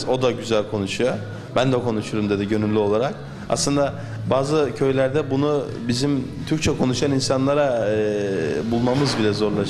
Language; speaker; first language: Turkish; native; Turkish